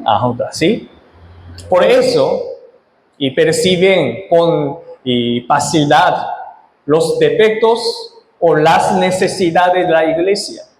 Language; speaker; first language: Spanish; non-native, fluent; Korean